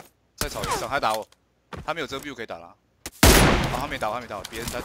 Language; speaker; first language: Chinese; native; Chinese